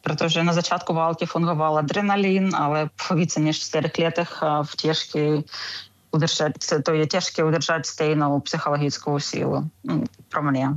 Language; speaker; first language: Czech; non-native, learner; Ukrainian